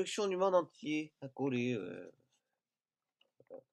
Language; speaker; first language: French; native; French